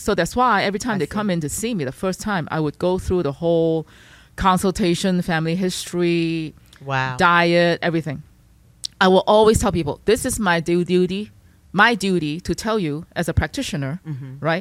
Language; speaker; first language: English; non-native, local second language; Chinese